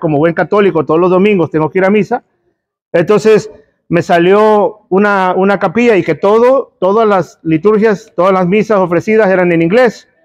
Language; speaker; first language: Spanish; native; Spanish